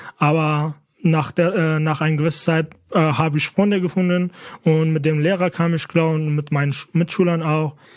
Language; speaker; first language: German; non-native, fluent; Kurdish